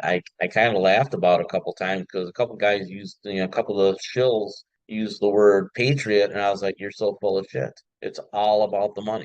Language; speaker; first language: English; native; English